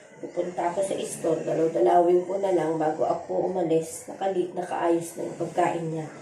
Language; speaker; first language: Filipino; native; Filipino